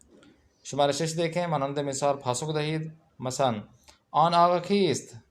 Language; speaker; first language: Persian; non-native, learner; Urdu